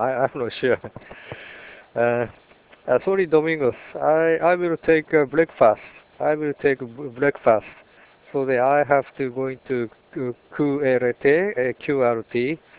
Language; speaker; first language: English; non-native, learner; Japanese